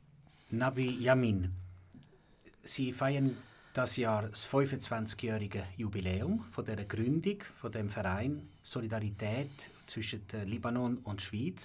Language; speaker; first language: German; native; German